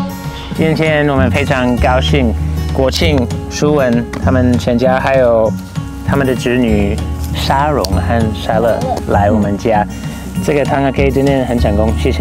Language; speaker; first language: Chinese; non-native, fluent; English